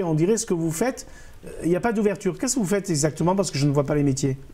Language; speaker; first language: French; native; French